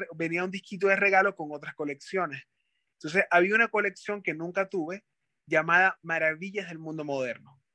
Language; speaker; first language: Spanish; native; Spanish